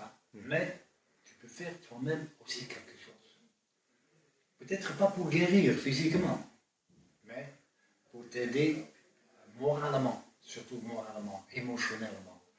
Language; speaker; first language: French; non-native, fluent; Dutch